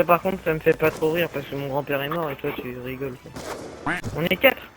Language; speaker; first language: French; native; French